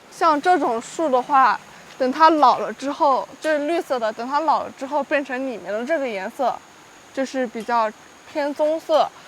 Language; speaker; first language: Chinese; native; Chinese